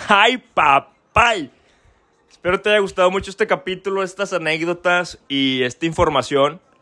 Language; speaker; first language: Spanish; native; Spanish